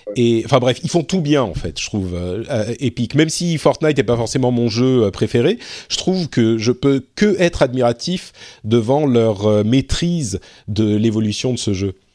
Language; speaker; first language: French; native; French